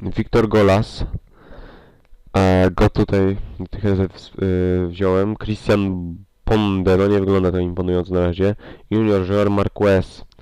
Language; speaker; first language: Polish; native; Polish